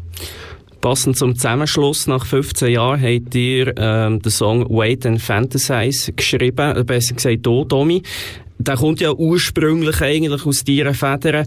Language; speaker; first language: German; native; German